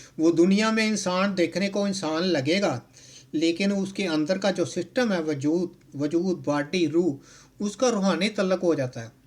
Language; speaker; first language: Urdu; non-native, local second language; Punjabi